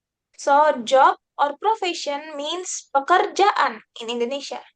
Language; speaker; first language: English; non-native, fluent; Indonesian